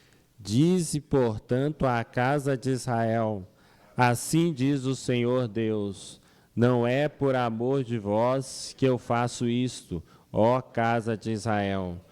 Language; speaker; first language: Portuguese; native; Portuguese